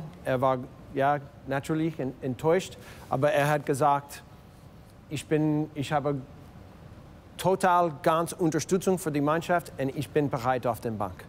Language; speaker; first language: German; non-native, learner; English